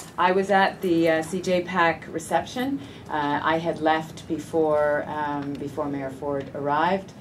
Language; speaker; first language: English; native; English